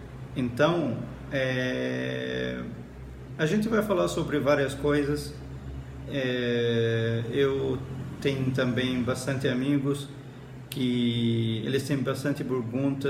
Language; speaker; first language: Portuguese; non-native, fluent; Arabic